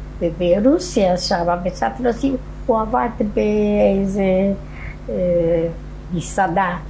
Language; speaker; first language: Hebrew; non-native, fluent; Polish